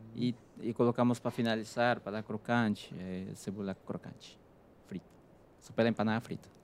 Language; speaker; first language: Portuguese; non-native, fluent; Spanish